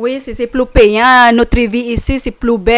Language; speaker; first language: French; non-native, fluent; Filipino